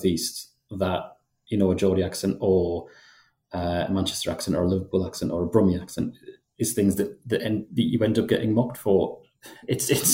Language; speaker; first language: English; native; English